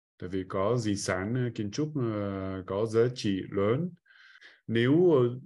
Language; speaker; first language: Vietnamese; non-native, fluent; French